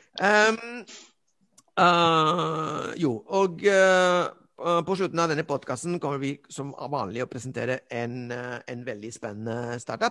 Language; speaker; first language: Norwegian; non-native, fluent; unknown